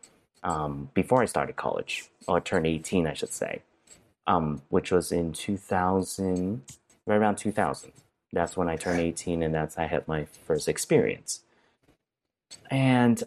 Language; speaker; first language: English; early bilingual, other home language; Cantonese